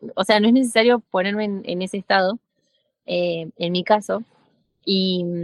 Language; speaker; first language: Spanish; native; Spanish